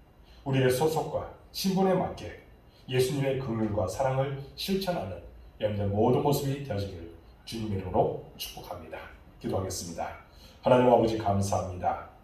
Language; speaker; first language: Korean; native; Korean